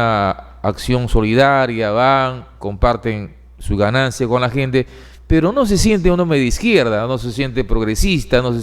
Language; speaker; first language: Spanish; native; Spanish